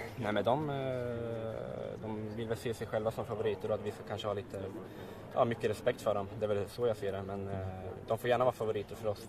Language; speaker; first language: Swedish; native; Swedish